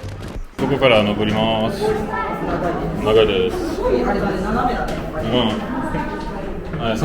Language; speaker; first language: Japanese; non-native, learner; French